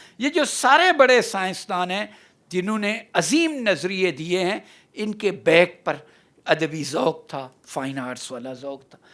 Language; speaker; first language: Urdu; non-native, local second language; Saraiki